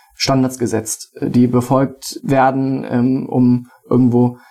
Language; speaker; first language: German; native; German